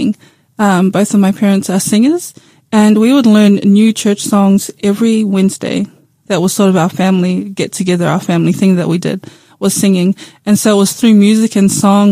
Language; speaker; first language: English; native; English